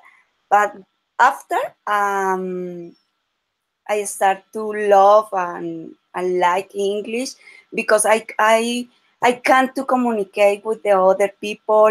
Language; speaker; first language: English; non-native, learner; Spanish